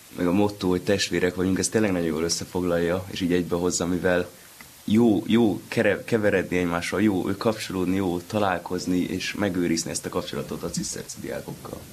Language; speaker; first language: Hungarian; native; Hungarian